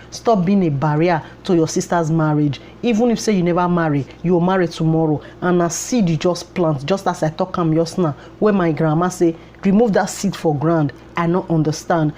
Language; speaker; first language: Nigerian Pidgin; non-native, local second language; Bini